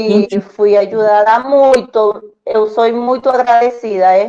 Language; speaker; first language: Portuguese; non-native, learner; Spanish